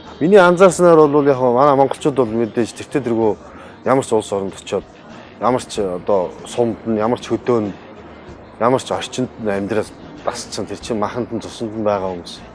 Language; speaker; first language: Mongolian; native; Mongolian